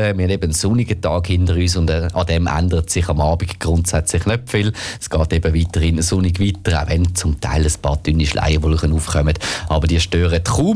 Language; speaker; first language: German; native; German